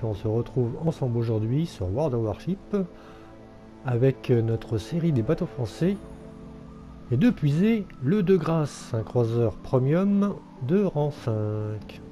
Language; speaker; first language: French; native; French